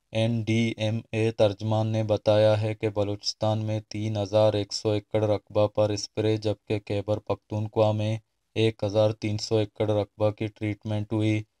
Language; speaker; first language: Urdu; non-native, local second language; Baluchi